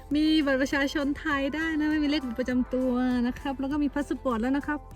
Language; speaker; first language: Thai; native; Thai